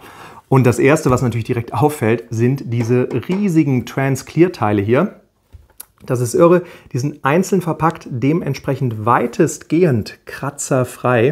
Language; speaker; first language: German; native; German